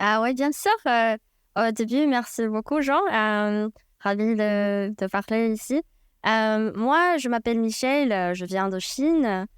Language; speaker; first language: French; non-native, fluent; Chinese